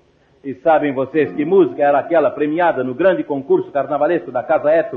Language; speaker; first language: Portuguese; native; Portuguese